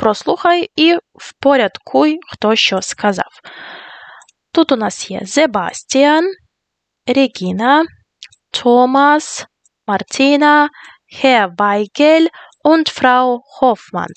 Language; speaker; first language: Ukrainian; native; Ukrainian